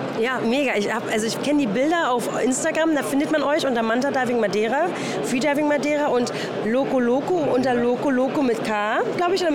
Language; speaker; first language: German; native; German